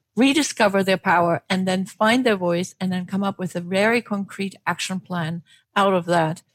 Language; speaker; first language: English; non-native, fluent; German